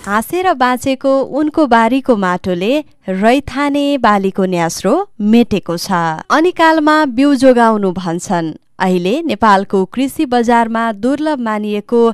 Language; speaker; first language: Nepali; native; Nepali